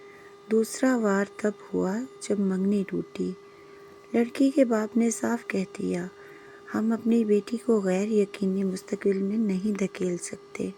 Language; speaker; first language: Urdu; native; Urdu